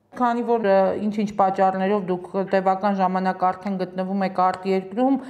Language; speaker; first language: Armenian; native; Armenian